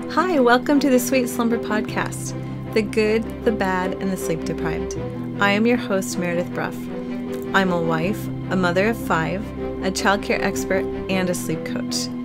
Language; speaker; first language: English; native; English